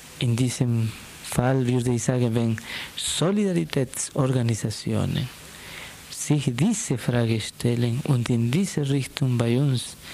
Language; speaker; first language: German; non-native, fluent; Spanish